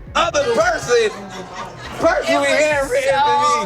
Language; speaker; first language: English; native; English